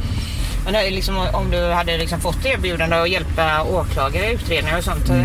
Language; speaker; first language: Swedish; native; Swedish